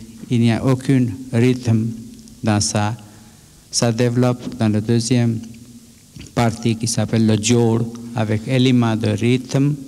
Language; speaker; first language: French; non-native, fluent; Bangla